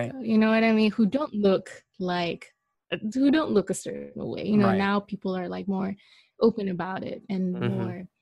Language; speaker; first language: English; non-native, local second language; Malay